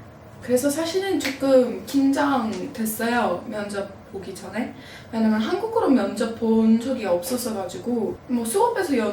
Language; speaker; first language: Korean; non-native, fluent; English